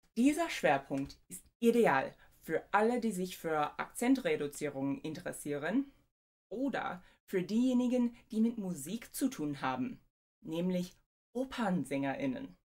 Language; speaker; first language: German; non-native, fluent; English